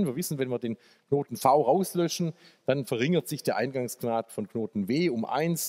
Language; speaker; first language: German; native; German